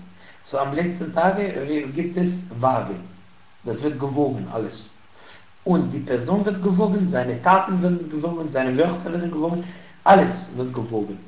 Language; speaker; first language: German; non-native, fluent; Arabic